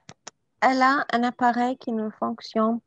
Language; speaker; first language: French; non-native, learner; Arabic